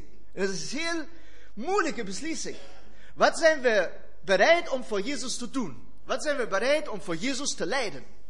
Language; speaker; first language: Dutch; non-native, fluent; German